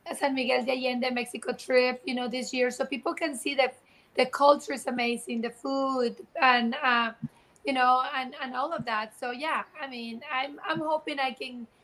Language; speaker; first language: English; non-native, fluent; Spanish